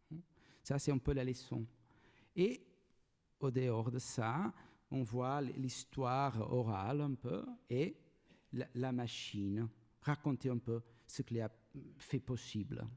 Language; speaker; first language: French; non-native, learner; Portuguese